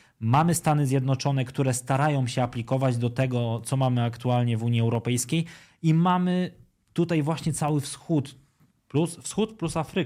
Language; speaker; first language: Polish; native; Polish